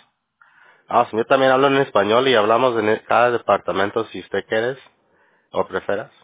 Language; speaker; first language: Spanish; early bilingual, heritage; Spanish